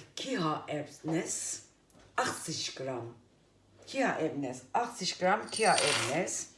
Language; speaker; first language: German; non-native, learner; Turkish